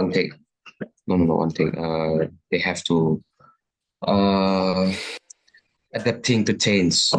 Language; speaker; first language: English; non-native, learner; Indonesian